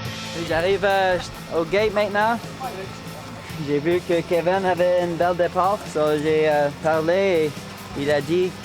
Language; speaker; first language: French; non-native, learner; English